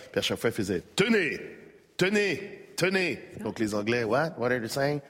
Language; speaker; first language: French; native; French